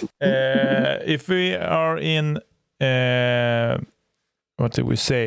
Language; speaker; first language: English; non-native, fluent; Swedish